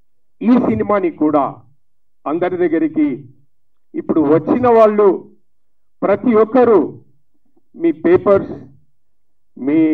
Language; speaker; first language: Telugu; native; Telugu